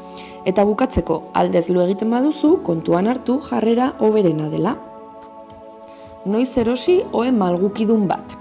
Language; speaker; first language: Basque; native; Basque